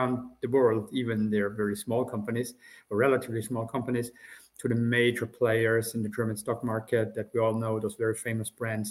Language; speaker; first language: English; non-native, fluent; German